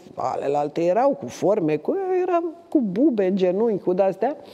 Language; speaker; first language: Romanian; native; Romanian